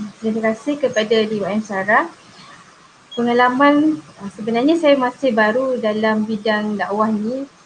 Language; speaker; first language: Malay; non-native, local second language; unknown